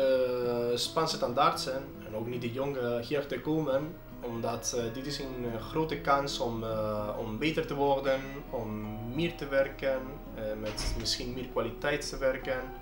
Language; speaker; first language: Dutch; non-native, fluent; Spanish